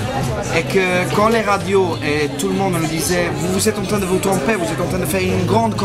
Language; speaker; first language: French; non-native, fluent; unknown